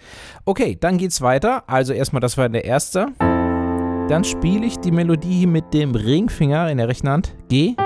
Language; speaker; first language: German; native; German